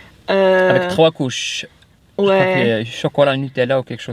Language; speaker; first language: French; non-native, local second language; Arabic